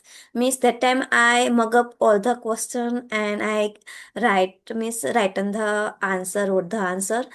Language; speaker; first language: English; non-native, learner; Gujarati